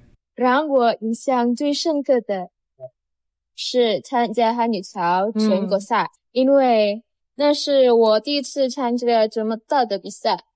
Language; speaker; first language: Chinese; non-native, learner; Indonesian